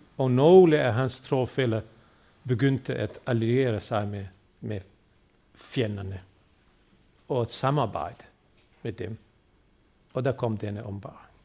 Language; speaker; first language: Danish; native; Danish